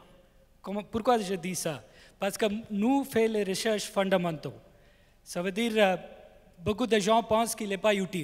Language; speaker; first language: French; non-native, learner; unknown